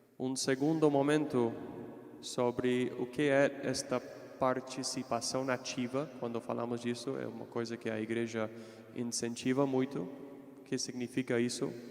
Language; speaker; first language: Portuguese; non-native, fluent; English